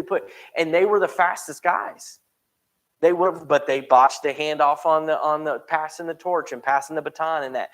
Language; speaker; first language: English; native; English